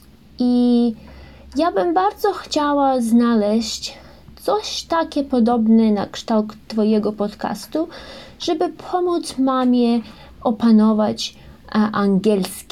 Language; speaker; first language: Polish; early bilingual, heritage; Ukrainian